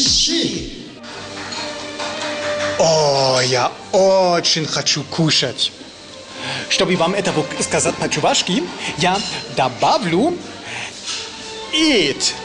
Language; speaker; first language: Russian; non-native, learner; German